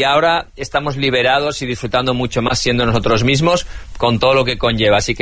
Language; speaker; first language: Spanish; native; Spanish